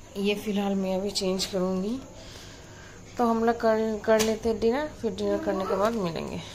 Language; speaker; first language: Hindi; non-native, local second language; Bangla